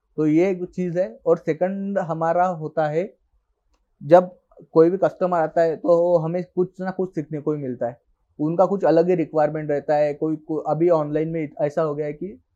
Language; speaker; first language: Hindi; non-native, local second language; Marathi